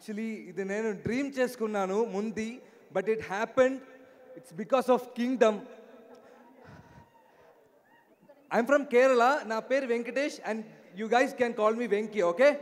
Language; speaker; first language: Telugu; non-native, learner; Malayalam